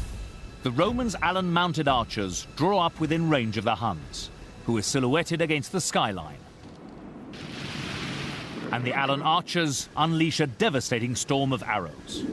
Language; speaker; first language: English; native; English